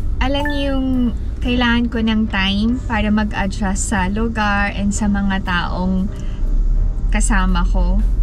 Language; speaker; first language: Filipino; native; Filipino